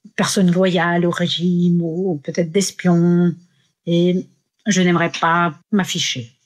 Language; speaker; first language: French; non-native, fluent; Russian